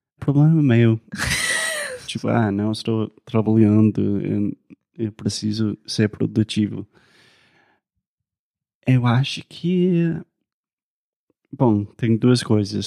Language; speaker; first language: Portuguese; non-native, fluent; English